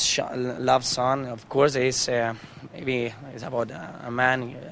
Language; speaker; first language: English; non-native, learner; Spanish